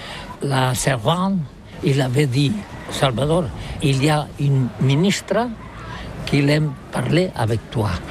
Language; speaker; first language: French; non-native, learner; Catalan